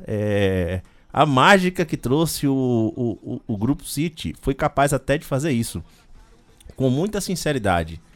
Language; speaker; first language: Portuguese; native; Portuguese